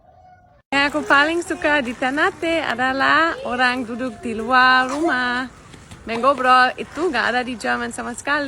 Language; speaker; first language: Indonesian; non-native, fluent; German